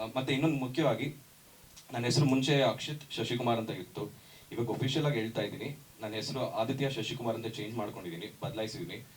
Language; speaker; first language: Kannada; native; Kannada